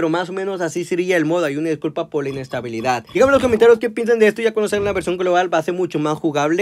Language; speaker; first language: Spanish; native; Spanish